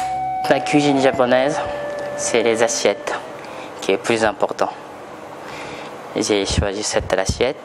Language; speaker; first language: French; non-native, fluent; Japanese